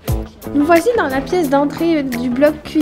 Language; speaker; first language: French; native; French